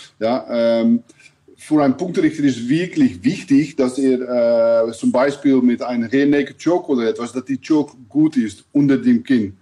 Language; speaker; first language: German; non-native, learner; Dutch